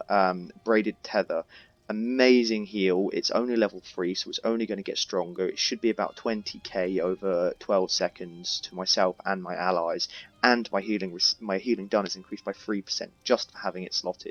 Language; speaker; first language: English; native; English